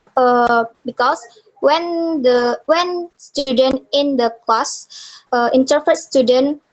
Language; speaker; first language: English; non-native, learner; Indonesian